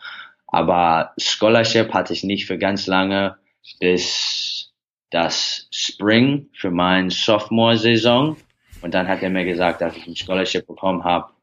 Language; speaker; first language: German; early bilingual, heritage; English